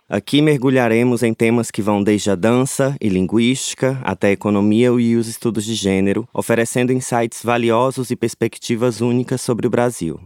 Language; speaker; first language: Portuguese; native; Portuguese